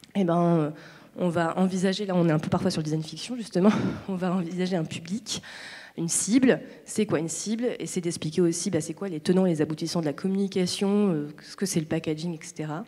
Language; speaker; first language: French; native; French